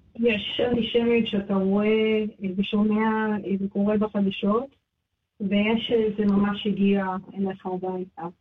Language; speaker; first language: Hebrew; native; Hebrew